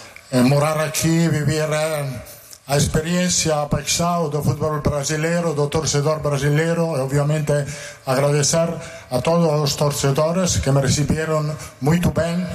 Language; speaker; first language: Portuguese; non-native, fluent; Italian